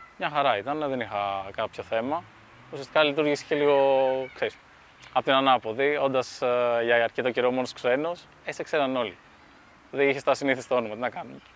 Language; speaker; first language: Greek; early bilingual, other home language; Albanian